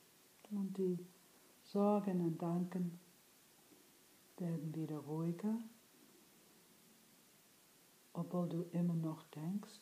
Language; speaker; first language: German; non-native, fluent; English